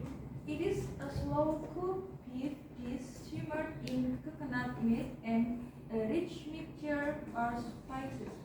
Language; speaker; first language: English; non-native, learner; Indonesian